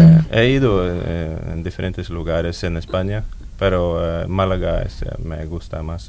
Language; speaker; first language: Spanish; non-native, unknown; Norwegian